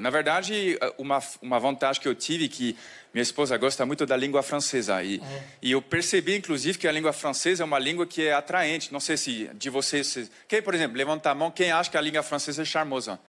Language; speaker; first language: Portuguese; non-native, fluent; French